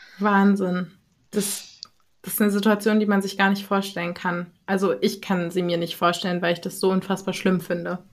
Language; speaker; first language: German; native; German